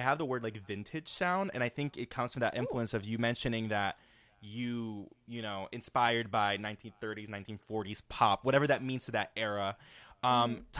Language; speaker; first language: English; non-native, fluent; French